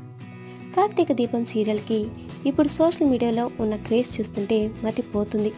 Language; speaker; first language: Telugu; native; Telugu